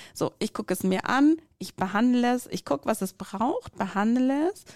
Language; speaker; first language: German; non-native, fluent; Persian